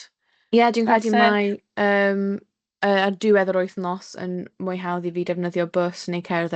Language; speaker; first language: Welsh; non-native, local second language; English